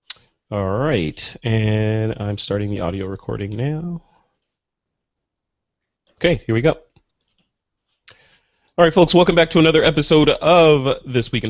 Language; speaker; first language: English; native; English